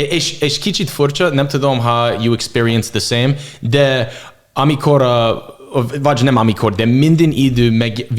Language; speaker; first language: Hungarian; non-native, learner; English